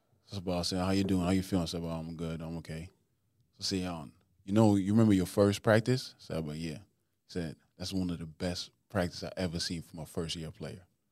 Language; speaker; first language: English; non-native, fluent; Norwegian